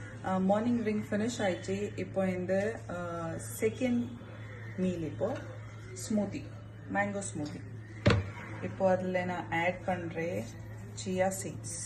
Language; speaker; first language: Tamil; non-native, local second language; Urdu